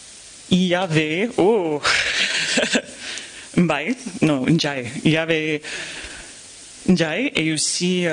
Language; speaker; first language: French; non-native, fluent; English